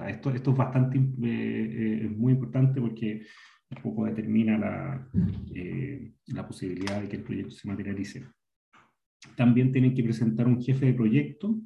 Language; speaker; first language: Spanish; native; Spanish